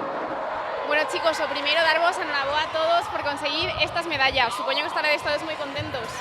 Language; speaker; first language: Galician; native; Galician